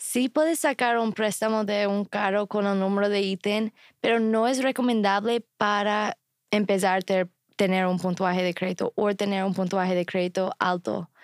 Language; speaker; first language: Spanish; non-native, fluent; English